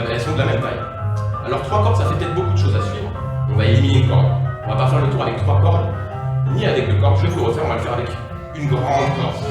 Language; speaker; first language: French; native; French